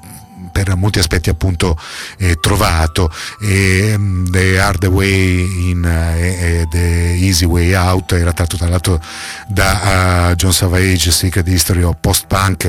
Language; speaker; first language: Italian; native; Italian